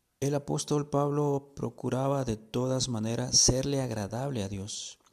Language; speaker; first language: Spanish; native; Spanish